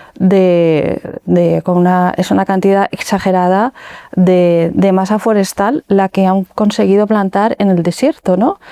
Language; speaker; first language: Spanish; native; Spanish